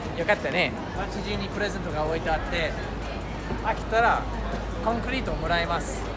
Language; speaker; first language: Japanese; non-native, fluent; English